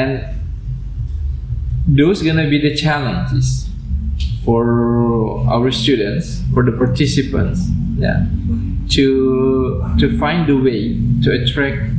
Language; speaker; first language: English; non-native, fluent; Indonesian